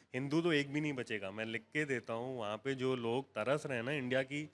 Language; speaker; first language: Hindi; non-native, local second language; Gujarati